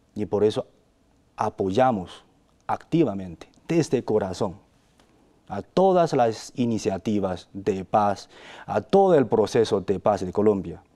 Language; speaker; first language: Spanish; non-native, fluent; Chinese